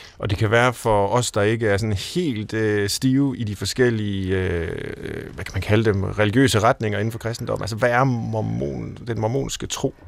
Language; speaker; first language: Danish; native; Danish